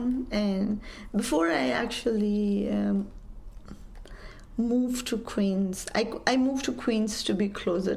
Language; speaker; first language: English; non-native, local second language; Nepali